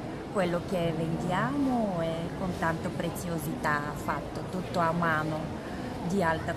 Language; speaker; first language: Italian; non-native, fluent; Bulgarian